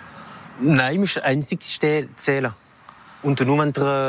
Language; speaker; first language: German; non-native, local second language; French